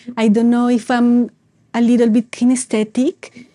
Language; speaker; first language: English; non-native, fluent; Spanish